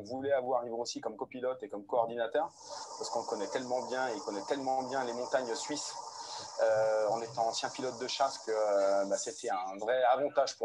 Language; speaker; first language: French; native; French